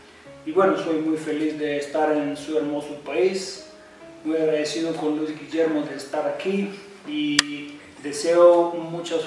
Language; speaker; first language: Spanish; non-native, fluent; Bulgarian